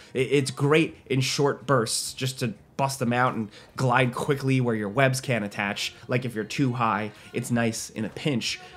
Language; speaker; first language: English; native; English